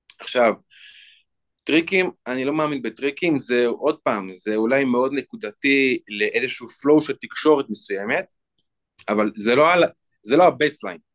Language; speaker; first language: Hebrew; native; Hebrew